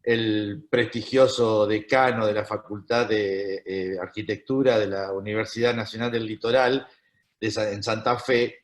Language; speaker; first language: Spanish; native; Spanish